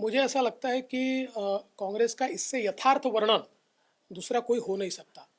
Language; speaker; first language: Hindi; non-native, local second language; Marathi